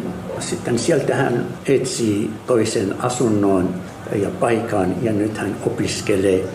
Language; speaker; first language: Finnish; non-native, fluent; Arabic